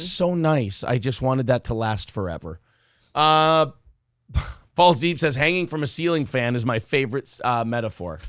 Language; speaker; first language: English; native; English